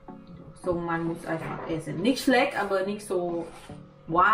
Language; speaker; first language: German; non-native, learner; Thai